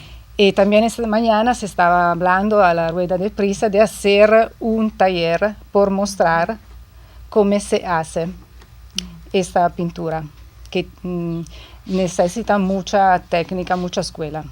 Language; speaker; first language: Spanish; non-native, fluent; Italian